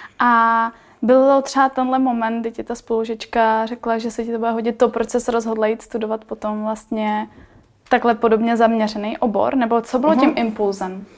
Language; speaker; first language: Czech; native; Czech